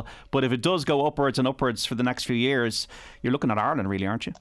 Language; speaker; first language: English; native; English